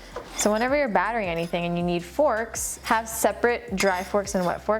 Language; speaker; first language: English; native; English